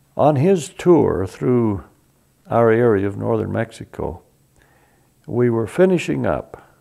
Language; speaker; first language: English; early bilingual, other home language; Spanish